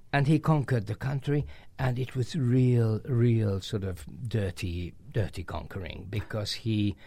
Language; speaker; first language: English; non-native, fluent; Hungarian